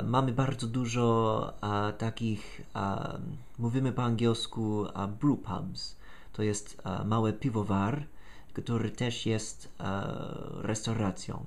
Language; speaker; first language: Polish; non-native, fluent; English